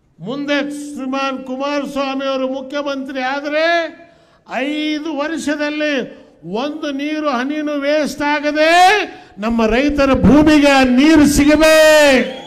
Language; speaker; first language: Kannada; non-native, local second language; Urdu